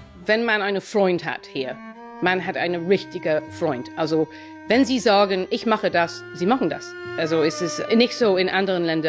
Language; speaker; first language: German; non-native, fluent; English